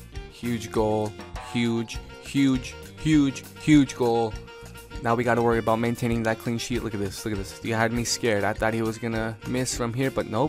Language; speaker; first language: English; early bilingual, other home language; Spanish